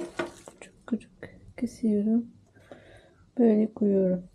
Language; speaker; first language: Turkish; non-native, learner; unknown